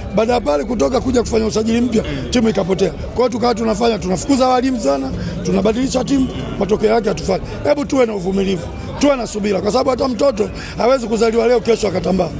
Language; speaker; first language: Swahili; native; Swahili